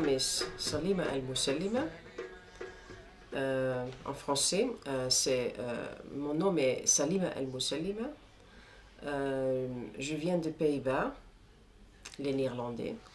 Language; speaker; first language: French; non-native, fluent; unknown